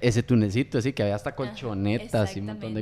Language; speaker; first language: Spanish; native; Spanish